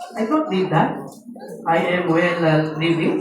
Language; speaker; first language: English; non-native, local second language; Filipino